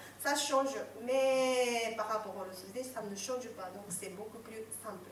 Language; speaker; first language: French; non-native, fluent; Japanese